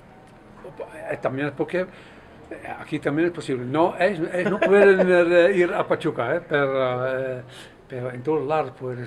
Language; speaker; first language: Spanish; non-native, fluent; Dutch